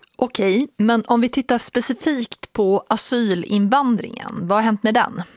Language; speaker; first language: Swedish; native; Swedish